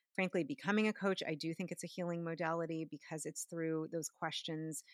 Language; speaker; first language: English; native; English